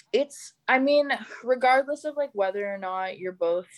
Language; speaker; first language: English; native; English